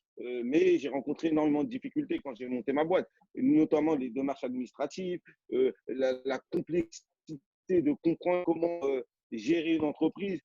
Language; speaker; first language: French; native; French